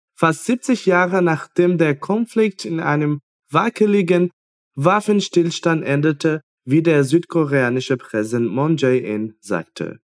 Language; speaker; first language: German; non-native, fluent; Portuguese